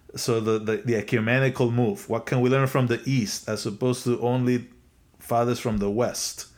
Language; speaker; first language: English; non-native, fluent; Spanish